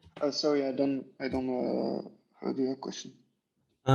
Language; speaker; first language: English; non-native, learner; French